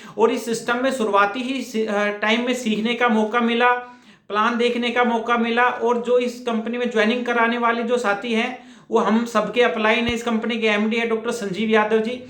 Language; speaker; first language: Hindi; native; Hindi